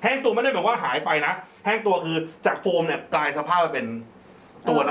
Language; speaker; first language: Thai; native; Thai